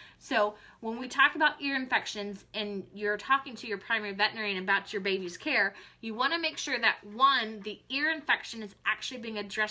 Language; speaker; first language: English; native; English